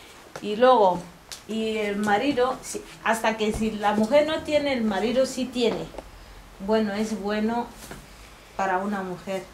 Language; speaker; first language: Spanish; non-native, fluent; Bambara